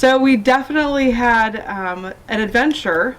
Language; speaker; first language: English; native; English